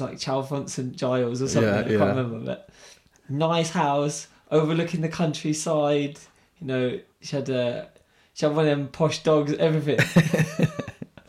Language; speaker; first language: English; native; English